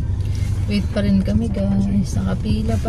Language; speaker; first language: Filipino; native; Filipino